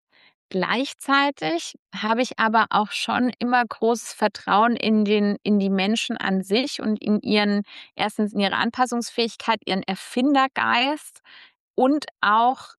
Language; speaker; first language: German; native; German